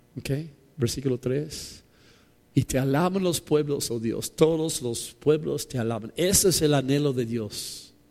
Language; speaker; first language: Spanish; non-native, fluent; English